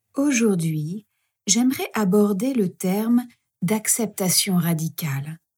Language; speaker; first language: French; native; French